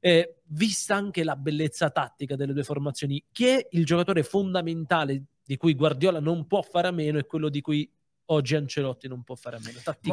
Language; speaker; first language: Italian; native; Italian